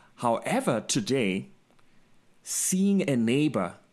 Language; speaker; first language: English; non-native, local second language; Akan